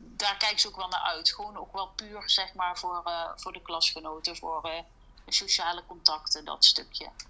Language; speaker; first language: Dutch; native; Dutch